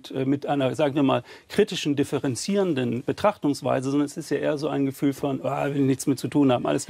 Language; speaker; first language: German; native; German